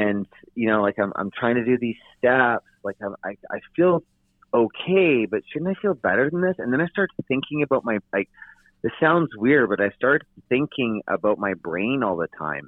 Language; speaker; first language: English; native; English